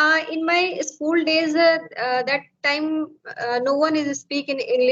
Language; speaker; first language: English; non-native, learner; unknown